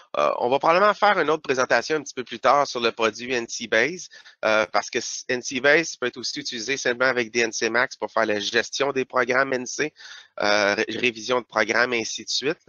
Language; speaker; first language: French; native; French